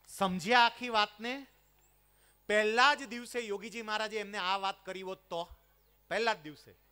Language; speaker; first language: Gujarati; native; Gujarati